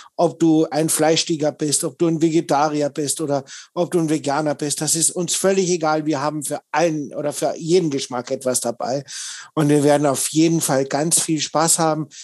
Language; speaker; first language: German; native; German